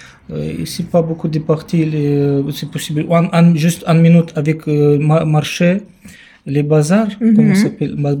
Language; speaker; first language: French; non-native, learner; Romanian